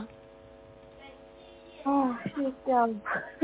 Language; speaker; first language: Chinese; non-native, learner; Korean